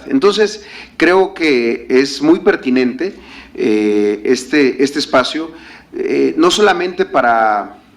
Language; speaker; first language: Spanish; native; Spanish